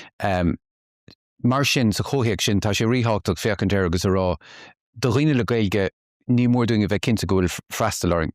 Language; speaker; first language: Irish; native; Irish